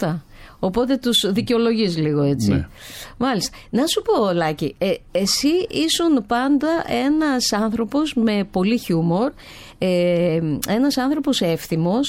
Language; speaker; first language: Greek; native; Greek